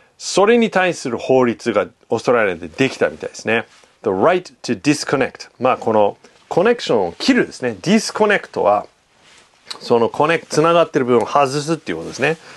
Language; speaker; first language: Japanese; non-native, fluent; English